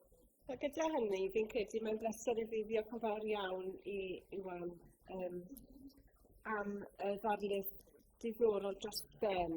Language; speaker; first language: Welsh; native; Welsh